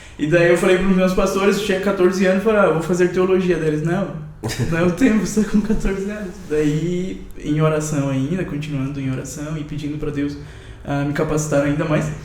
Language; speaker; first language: Portuguese; non-native, fluent; Spanish